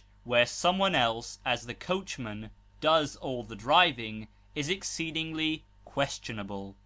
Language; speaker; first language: English; native; English